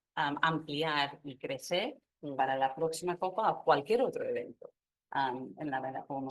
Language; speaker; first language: Spanish; non-native, fluent; English